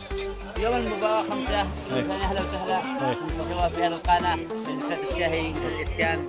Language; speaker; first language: Arabic; native; Arabic